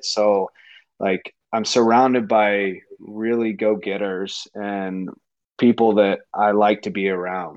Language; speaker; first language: English; native; English